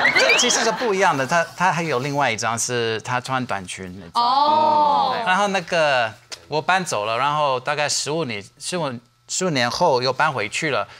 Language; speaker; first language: Chinese; non-native, fluent; English